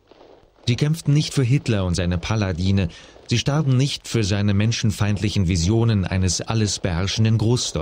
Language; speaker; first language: German; native; German